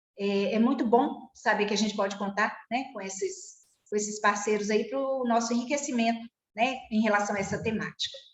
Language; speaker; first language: Portuguese; native; Portuguese